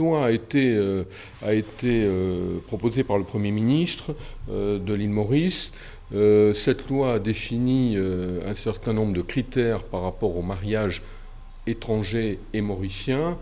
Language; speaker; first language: French; native; French